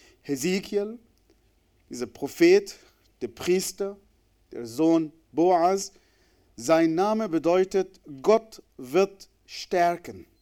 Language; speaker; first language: German; non-native, fluent; Arabic